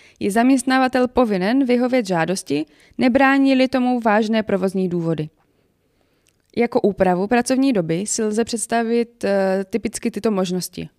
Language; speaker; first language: Czech; native; Czech